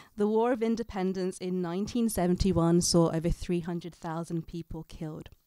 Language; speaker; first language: English; native; English